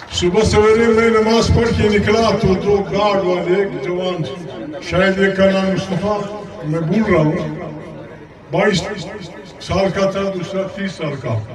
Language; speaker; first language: Urdu; non-native, local second language; Pashto